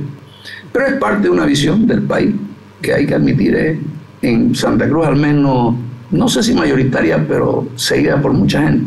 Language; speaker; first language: Spanish; native; Spanish